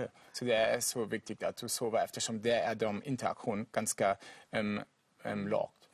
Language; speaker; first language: Swedish; non-native, fluent; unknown